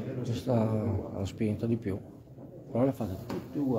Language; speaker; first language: Italian; native; Italian